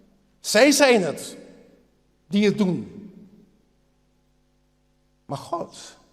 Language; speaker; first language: Dutch; non-native, local second language; Papiamento